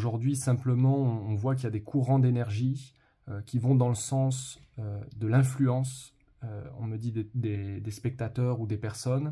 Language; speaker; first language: French; native; French